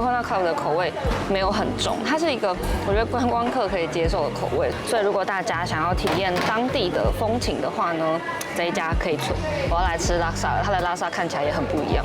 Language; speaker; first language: Chinese; native; Chinese